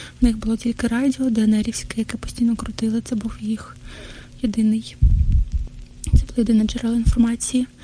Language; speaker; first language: Ukrainian; non-native, local second language; Russian